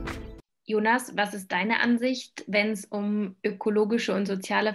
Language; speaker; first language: German; native; German